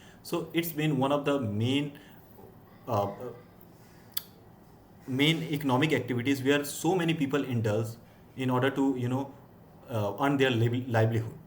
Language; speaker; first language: English; non-native, local second language; Hindi